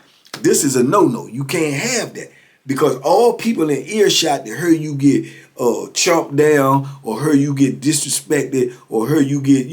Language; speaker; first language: English; native; English